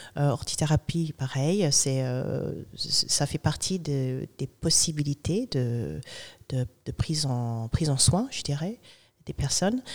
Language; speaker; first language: French; non-native, fluent; English